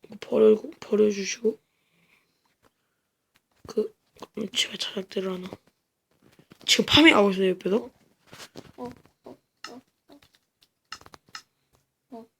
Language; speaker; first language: Korean; native; Korean